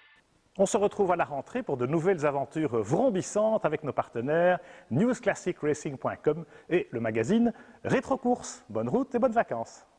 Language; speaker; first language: French; native; French